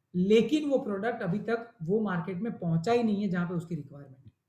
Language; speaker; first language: Hindi; non-native, local second language; Gujarati